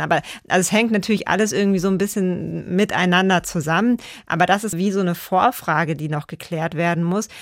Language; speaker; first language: German; native; German